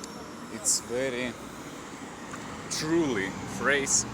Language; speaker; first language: English; non-native, learner; Russian